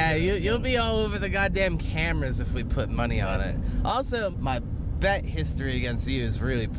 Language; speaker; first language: English; native; English